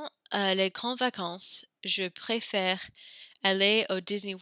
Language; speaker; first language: French; non-native, fluent; English